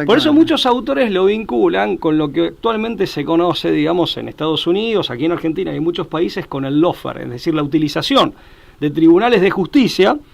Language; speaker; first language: Spanish; native; Spanish